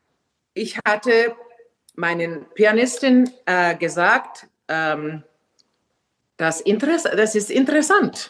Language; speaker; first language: German; non-native, fluent; Finnish